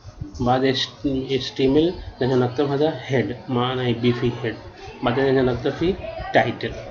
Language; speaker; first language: Arabic; non-native, learner; Urdu